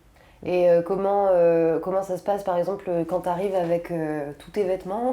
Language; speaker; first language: French; native; French